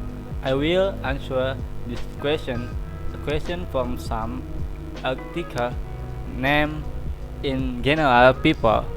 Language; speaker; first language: English; non-native, learner; Indonesian